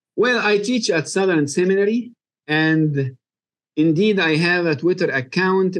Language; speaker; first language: English; non-native, fluent; Arabic